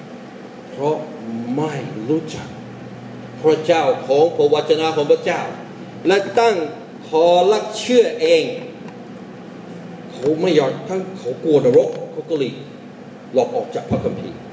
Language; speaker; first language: Thai; non-native, fluent; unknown